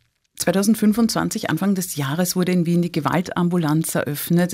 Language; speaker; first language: German; native; German